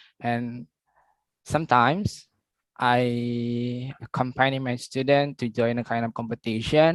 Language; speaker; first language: English; non-native, learner; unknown